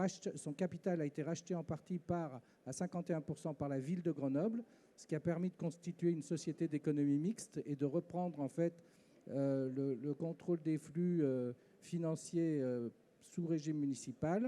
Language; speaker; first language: French; native; French